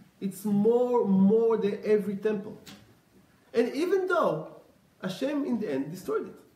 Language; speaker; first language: English; non-native, fluent; Hebrew